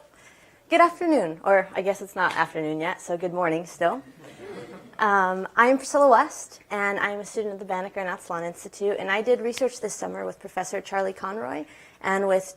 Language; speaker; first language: English; native; English